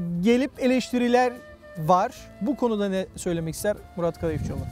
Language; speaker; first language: Turkish; native; Turkish